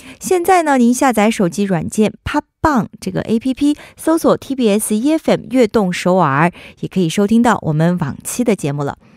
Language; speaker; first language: Chinese; native; Chinese